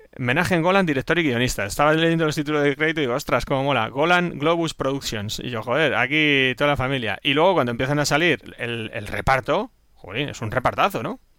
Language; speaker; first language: Spanish; native; Spanish